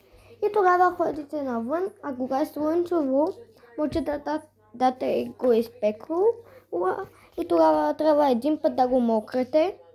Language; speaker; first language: Bulgarian; early bilingual, heritage; Bulgarian